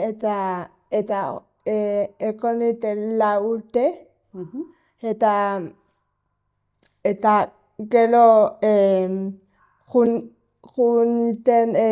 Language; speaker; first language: Basque; non-native, local second language; Spanish